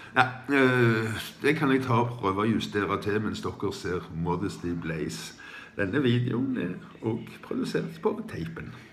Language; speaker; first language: Norwegian; native; Norwegian